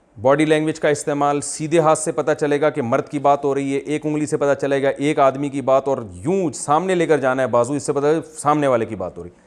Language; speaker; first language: Urdu; native; Urdu